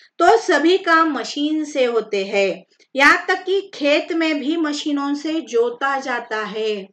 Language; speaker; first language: Hindi; non-native, local second language; Marathi